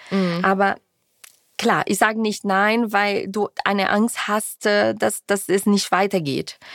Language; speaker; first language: German; non-native, fluent; Portuguese